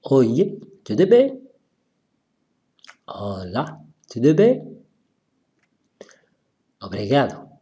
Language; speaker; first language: Portuguese; non-native, learner; French